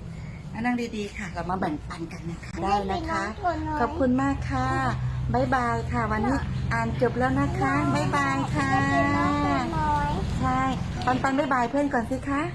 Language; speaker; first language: Thai; native; Thai